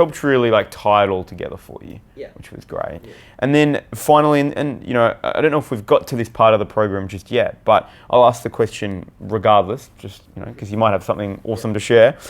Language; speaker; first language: English; native; English